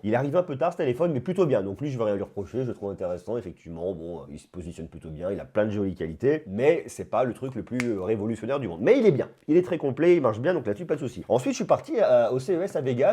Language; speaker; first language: French; native; French